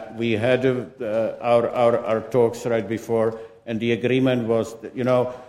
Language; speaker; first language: English; non-native, fluent; Czech